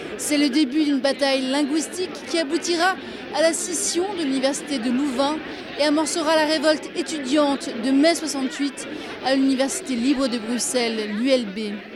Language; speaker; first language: French; non-native, local second language; Luxembourgish